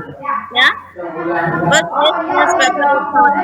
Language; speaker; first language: English; non-native, learner; Indonesian